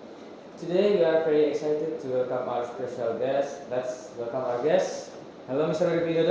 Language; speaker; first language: English; non-native, learner; Indonesian